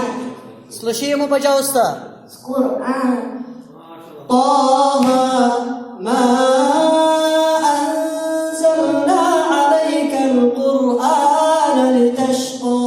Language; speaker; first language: Russian; non-native, learner; Arabic